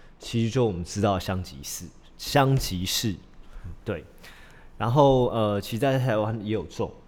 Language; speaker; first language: Chinese; early bilingual, heritage; Chinese